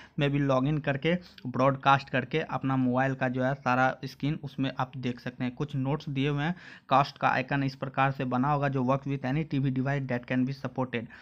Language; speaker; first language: Hindi; native; Hindi